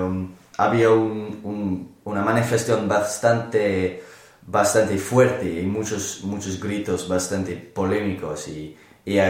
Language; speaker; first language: Spanish; non-native, learner; English